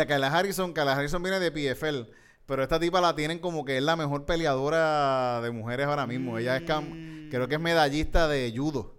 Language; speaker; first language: Spanish; native; Spanish